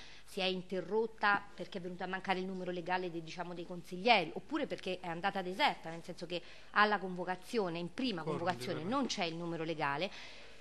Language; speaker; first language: Italian; native; Italian